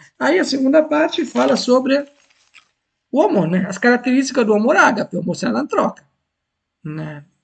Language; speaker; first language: Portuguese; non-native, fluent; Italian